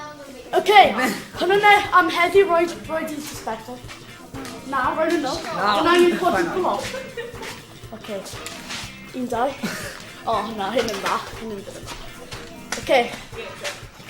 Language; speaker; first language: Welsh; non-native, local second language; English